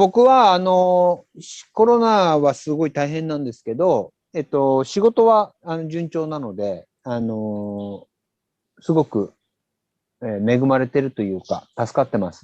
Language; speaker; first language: Japanese; native; Japanese